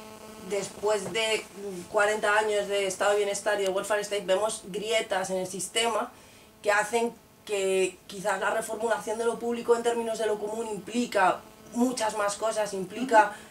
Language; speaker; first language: Spanish; native; Spanish